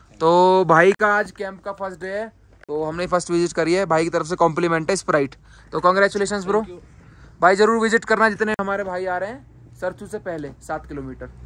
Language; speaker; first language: Hindi; native; Hindi